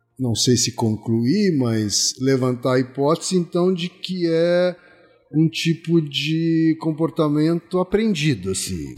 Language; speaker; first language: Portuguese; native; Portuguese